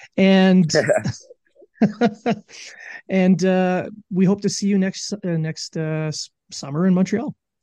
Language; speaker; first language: English; native; English